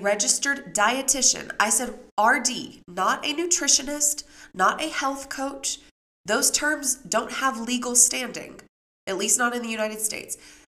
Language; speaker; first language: English; native; English